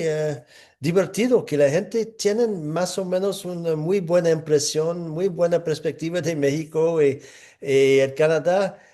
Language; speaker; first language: Spanish; non-native, fluent; English